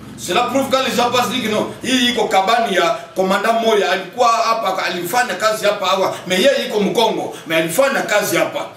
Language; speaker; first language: French; non-native, local second language; Kongo